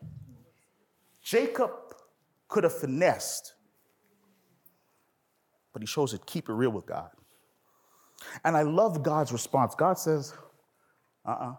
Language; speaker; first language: English; native; English